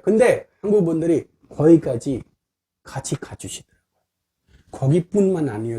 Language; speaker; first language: Korean; non-native, fluent; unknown